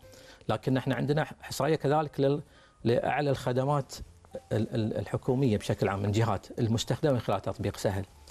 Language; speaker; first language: Arabic; native; Arabic